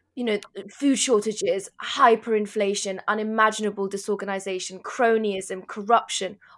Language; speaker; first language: English; native; English